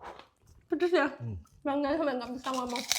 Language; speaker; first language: Indonesian; native; Indonesian